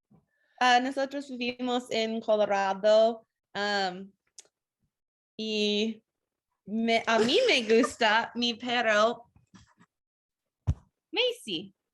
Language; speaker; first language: Spanish; non-native, learner; English